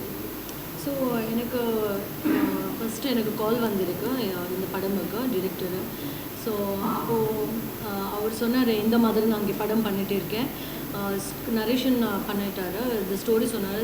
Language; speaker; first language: Tamil; non-native, learner; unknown